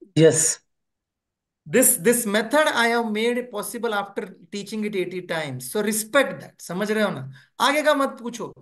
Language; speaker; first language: English; non-native, local second language; Hindi